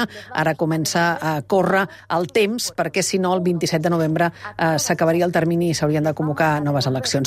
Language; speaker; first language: Catalan; native; Catalan